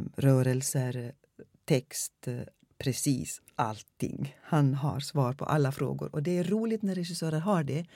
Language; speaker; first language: Swedish; native; Swedish